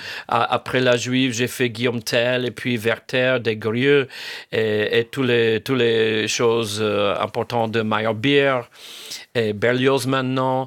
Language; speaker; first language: French; non-native, fluent; English